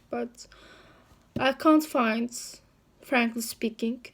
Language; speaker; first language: English; non-native, learner; Turkish